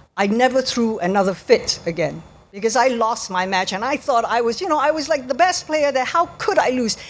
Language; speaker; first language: English; native; English